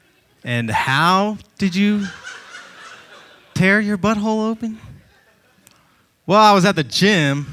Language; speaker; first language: English; native; English